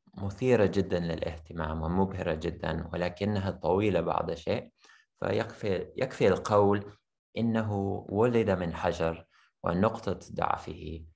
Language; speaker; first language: Arabic; non-native, fluent; English